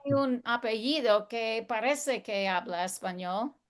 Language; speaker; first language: Spanish; non-native, learner; English